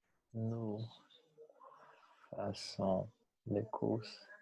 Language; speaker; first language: French; non-native, learner; Portuguese